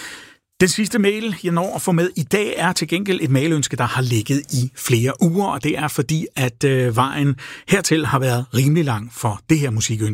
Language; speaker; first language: Danish; native; Danish